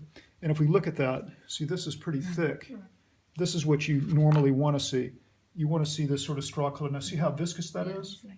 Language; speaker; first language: English; native; English